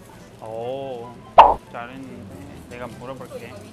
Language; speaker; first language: Korean; non-native, fluent; Russian